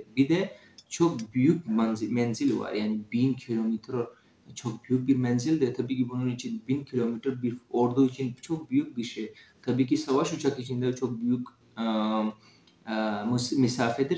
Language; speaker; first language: Turkish; non-native, fluent; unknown